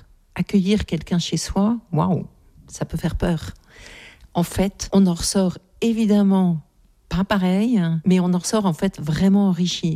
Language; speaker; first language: French; native; French